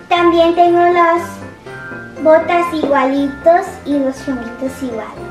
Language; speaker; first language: Spanish; early bilingual, other home language; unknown